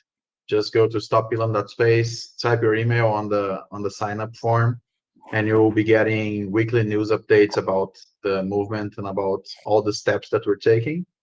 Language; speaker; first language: English; non-native, fluent; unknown